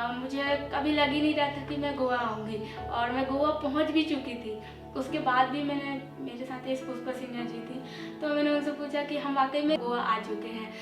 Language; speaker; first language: Hindi; native; Hindi